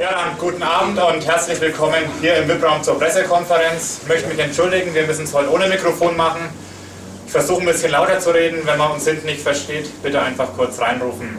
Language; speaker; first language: German; native; German